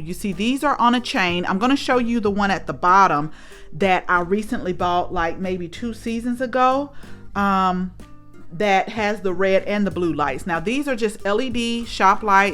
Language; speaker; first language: English; native; English